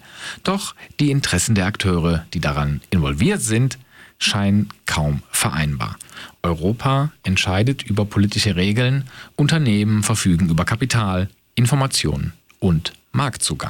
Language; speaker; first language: German; native; German